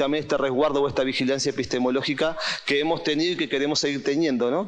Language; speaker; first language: Spanish; native; Spanish